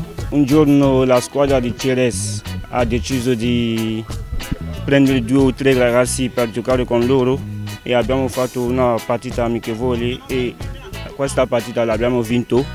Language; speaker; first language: Italian; non-native, learner; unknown